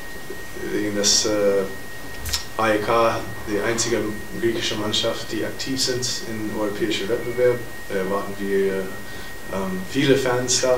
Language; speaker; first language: German; non-native, fluent; English